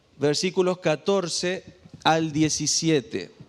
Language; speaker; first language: Spanish; native; Spanish